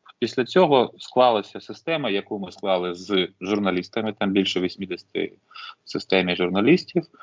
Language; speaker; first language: Ukrainian; non-native, local second language; Russian